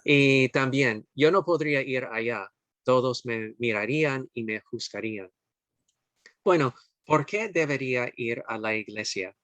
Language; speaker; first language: Spanish; non-native, fluent; English